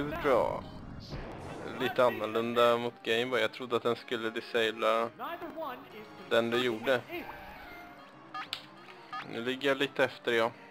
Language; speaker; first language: Swedish; native; Swedish